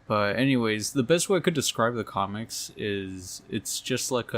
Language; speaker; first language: English; native; English